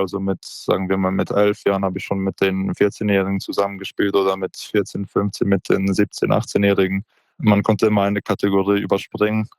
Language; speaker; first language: German; non-native, local second language; Polish